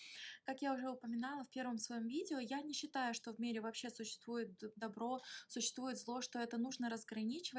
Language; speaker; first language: Russian; native; Russian